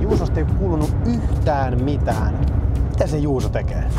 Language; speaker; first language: Finnish; native; Finnish